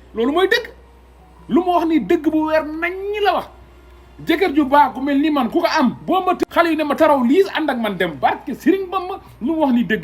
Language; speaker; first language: Wolof; non-native, local second language; Fula